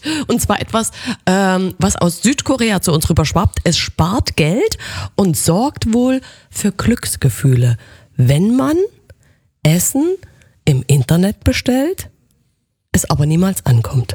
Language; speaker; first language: German; native; German